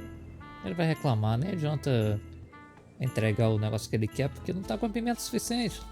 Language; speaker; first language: Portuguese; native; Portuguese